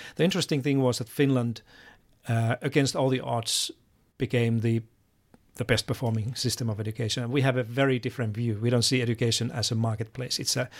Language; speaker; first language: English; non-native, fluent; Finnish